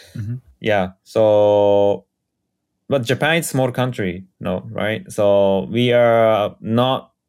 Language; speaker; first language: English; non-native, fluent; Japanese